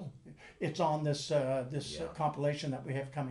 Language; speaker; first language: English; native; English